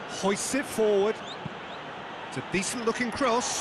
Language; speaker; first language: English; native; English